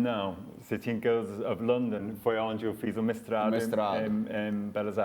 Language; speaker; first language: Portuguese; non-native, fluent; English